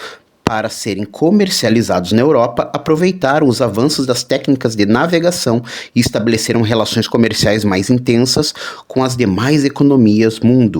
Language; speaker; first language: Portuguese; native; Portuguese